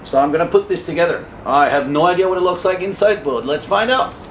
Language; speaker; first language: English; native; English